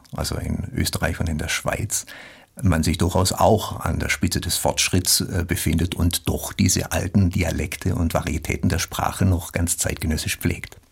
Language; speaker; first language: German; native; German